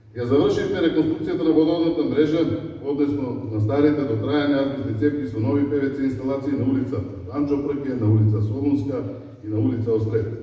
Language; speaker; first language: Macedonian; native; Macedonian